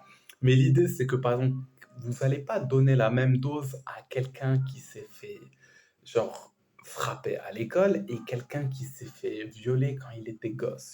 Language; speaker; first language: French; native; French